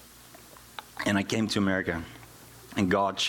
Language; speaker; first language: English; non-native, local second language; Afrikaans